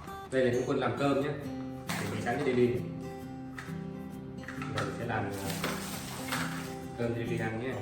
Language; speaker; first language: Vietnamese; native; Vietnamese